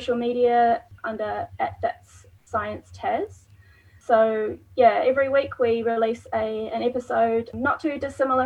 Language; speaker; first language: English; native; English